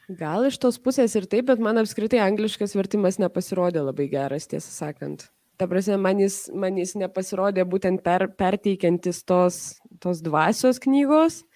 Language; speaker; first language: Lithuanian; early bilingual, heritage; Lithuanian